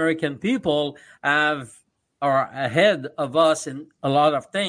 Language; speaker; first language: English; native; English